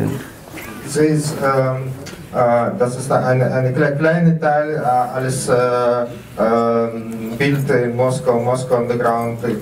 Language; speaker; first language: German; non-native, learner; Russian